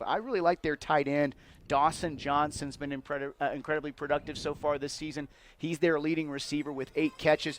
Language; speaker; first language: English; native; English